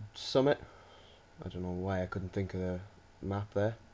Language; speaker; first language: English; native; English